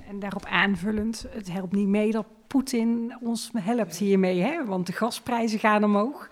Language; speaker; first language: Dutch; native; Dutch